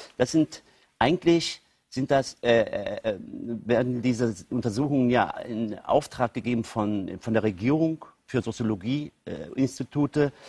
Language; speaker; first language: German; early bilingual, other home language; Turkish